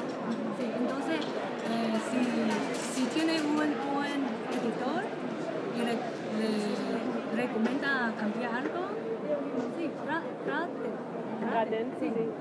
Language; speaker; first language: Spanish; non-native, learner; Chinese